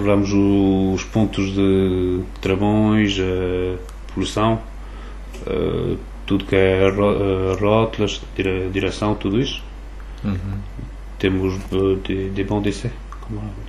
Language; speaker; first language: Portuguese; early bilingual, other home language; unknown